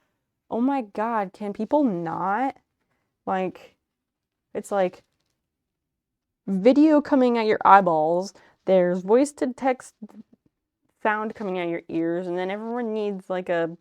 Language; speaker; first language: English; native; English